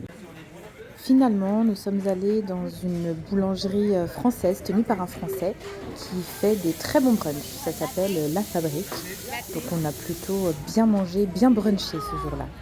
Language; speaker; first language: French; native; French